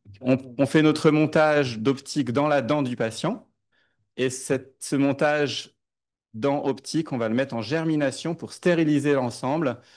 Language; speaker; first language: French; native; French